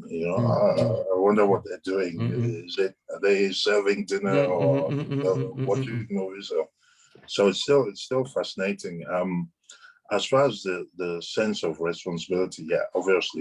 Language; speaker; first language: English; non-native, local second language; Yoruba